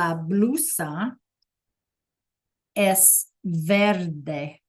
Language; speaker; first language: Spanish; non-native, fluent; English